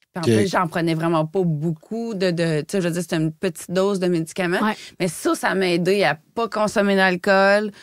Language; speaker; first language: French; native; French